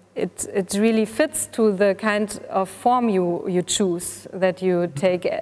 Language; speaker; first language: English; non-native, fluent; German